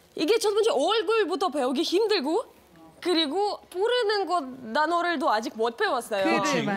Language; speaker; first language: Korean; non-native, fluent; Russian